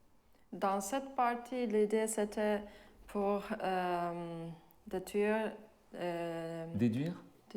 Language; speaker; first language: French; non-native, fluent; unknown